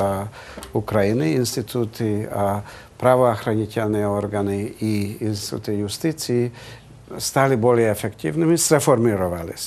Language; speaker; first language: Russian; non-native, fluent; Hungarian